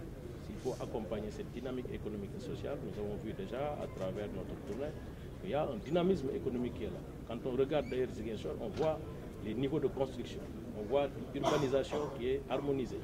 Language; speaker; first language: French; non-native, local second language; Wolof